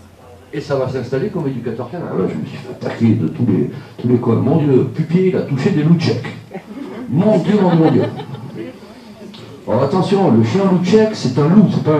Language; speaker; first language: French; native; French